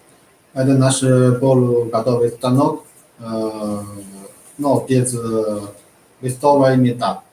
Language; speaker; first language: Russian; non-native, learner; Chinese